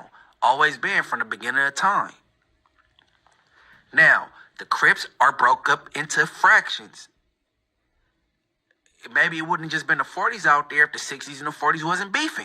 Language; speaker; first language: English; native; English